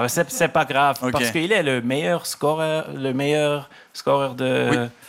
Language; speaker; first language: French; non-native, learner; German